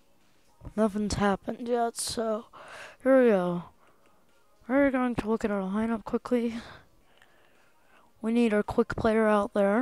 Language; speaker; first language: English; native; English